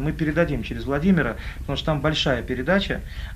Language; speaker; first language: Russian; native; Russian